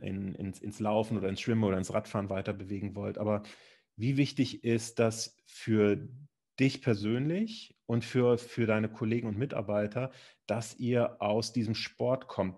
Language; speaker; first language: German; native; German